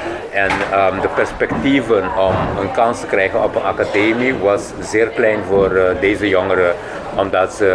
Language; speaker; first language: Dutch; non-native, local second language; Papiamento